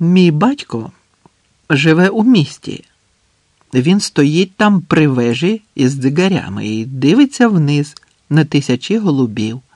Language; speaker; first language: Ukrainian; native; Ukrainian